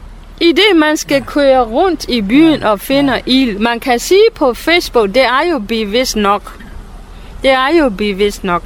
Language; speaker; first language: Danish; non-native, fluent; Burmese